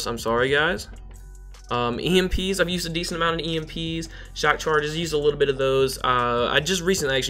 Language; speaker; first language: English; native; English